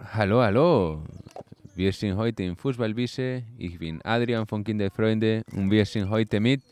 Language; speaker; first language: German; non-native, learner; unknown